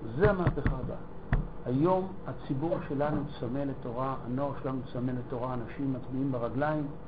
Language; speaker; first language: Hebrew; native; Hebrew